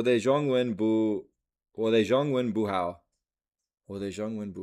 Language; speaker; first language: Chinese; non-native, learner; English